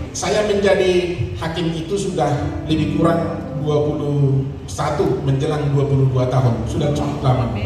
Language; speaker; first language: Indonesian; native; Indonesian